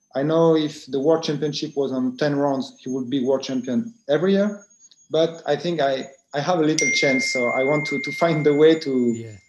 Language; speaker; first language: English; non-native, fluent; French